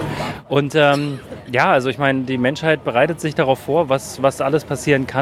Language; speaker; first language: German; native; German